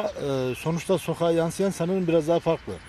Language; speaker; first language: Turkish; native; Turkish